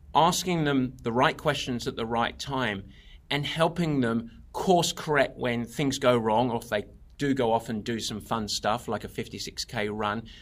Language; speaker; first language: English; native; English